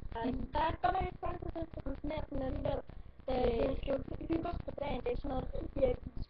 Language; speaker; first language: Danish; native; Danish